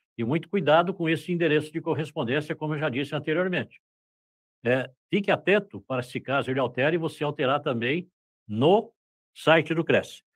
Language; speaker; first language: Portuguese; native; Portuguese